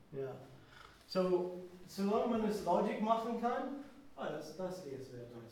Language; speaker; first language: German; non-native, fluent; English